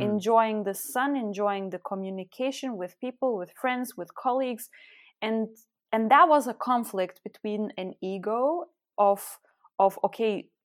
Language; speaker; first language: English; non-native, fluent; Lithuanian